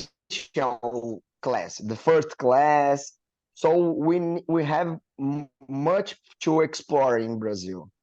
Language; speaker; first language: English; non-native, learner; Portuguese